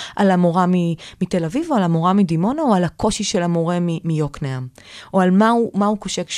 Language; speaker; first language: Hebrew; native; Hebrew